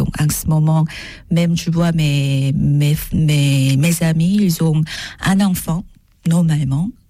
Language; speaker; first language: French; non-native, learner; Korean